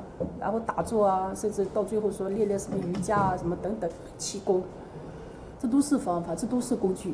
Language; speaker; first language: Chinese; native; Chinese